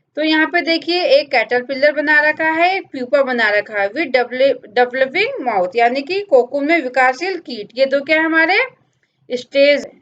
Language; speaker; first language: Hindi; native; Hindi